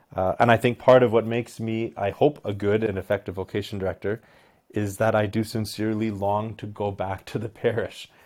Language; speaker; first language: English; native; English